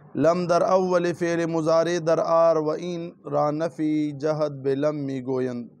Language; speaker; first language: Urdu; non-native, local second language; Pashto